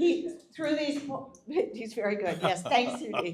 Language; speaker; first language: English; native; English